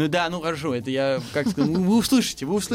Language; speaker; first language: Russian; early bilingual, heritage; Russian